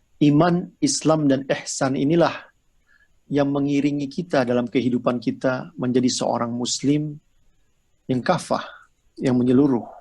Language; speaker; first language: Indonesian; native; Indonesian